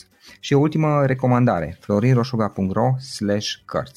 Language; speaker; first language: Romanian; native; Romanian